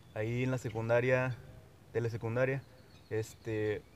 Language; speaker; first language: Spanish; non-native, local second language; Nahuatl languages